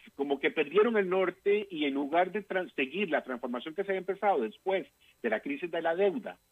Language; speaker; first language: Spanish; native; Spanish